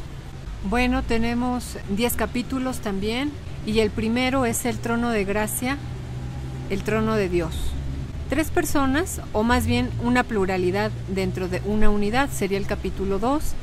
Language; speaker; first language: Spanish; native; Spanish